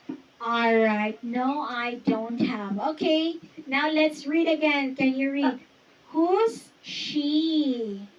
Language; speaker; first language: English; non-native, fluent; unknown